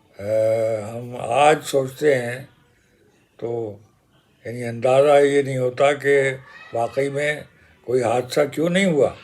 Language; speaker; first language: Urdu; native; Urdu